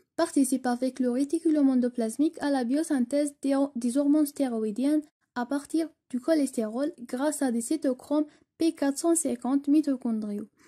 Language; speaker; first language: French; non-native, local second language; Arabic